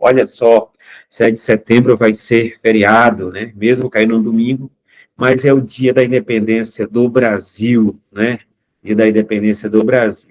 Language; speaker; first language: Portuguese; native; Portuguese